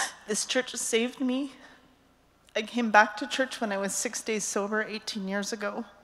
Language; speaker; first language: English; native; English